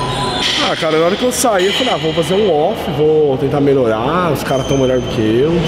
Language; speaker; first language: Portuguese; native; Portuguese